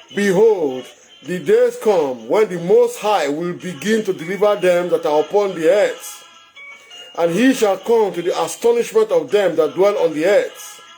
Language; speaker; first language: English; non-native, local second language; Yoruba